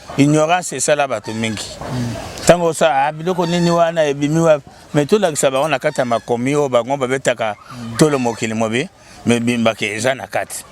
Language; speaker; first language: Lingala; non-native, local second language; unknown